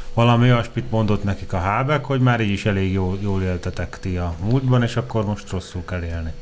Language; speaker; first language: Hungarian; non-native, fluent; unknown